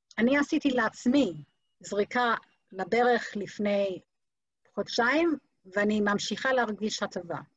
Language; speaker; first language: Hebrew; native; Hebrew